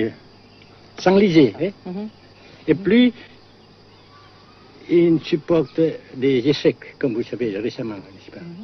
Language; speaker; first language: French; non-native, local second language; Vietnamese